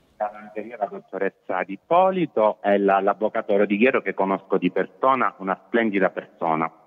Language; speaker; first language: Italian; native; Italian